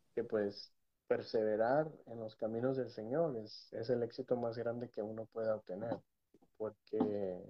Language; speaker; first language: Spanish; native; Spanish